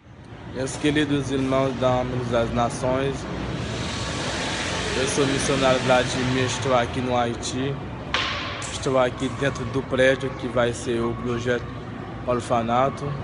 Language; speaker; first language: Portuguese; non-native, learner; Haitian Creole